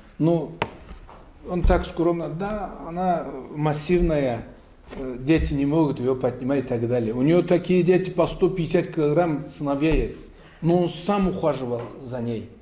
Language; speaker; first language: Russian; non-native, local second language; Karachay-Balkar